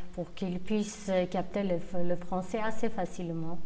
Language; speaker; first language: French; non-native, fluent; Armenian